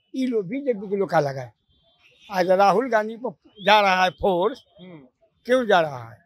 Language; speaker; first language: Hindi; native; Hindi